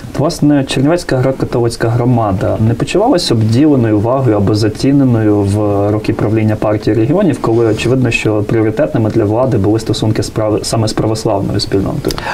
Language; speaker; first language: Ukrainian; native; Ukrainian